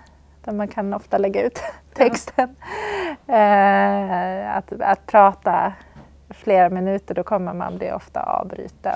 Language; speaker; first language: Swedish; native; Swedish